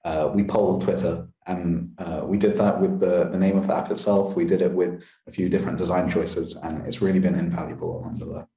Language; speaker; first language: English; native; English